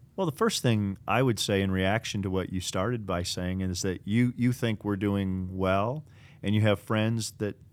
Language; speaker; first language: English; native; English